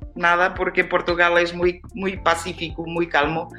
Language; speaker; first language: Spanish; non-native, learner; Portuguese